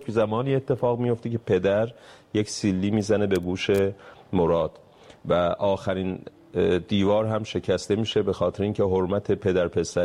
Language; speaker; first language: Persian; non-native, local second language; Azerbaijani